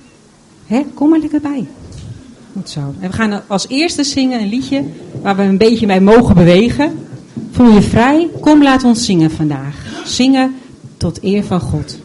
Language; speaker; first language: Dutch; native; Dutch